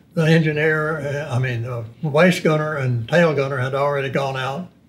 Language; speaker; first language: English; native; English